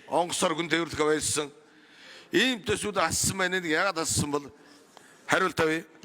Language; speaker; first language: Mongolian; non-native, local second language; Kazakh